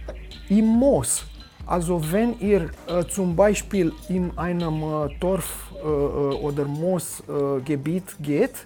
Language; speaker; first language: German; non-native, fluent; Romanian